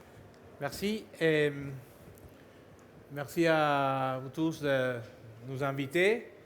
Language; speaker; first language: French; non-native, fluent; Spanish